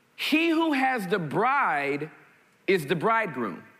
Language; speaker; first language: English; native; English